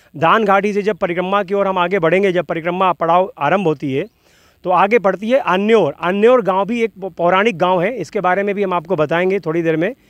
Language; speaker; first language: Hindi; native; Hindi